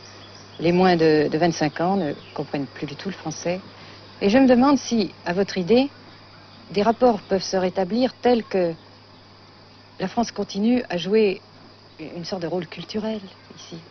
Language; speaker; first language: French; native; French